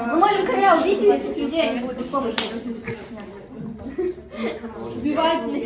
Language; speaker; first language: Russian; native; Russian